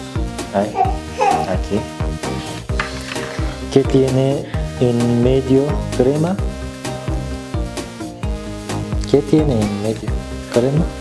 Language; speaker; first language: Spanish; non-native, learner; Turkish